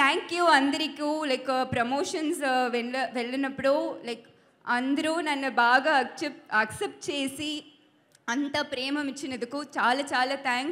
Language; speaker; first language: Telugu; non-native, learner; Tamil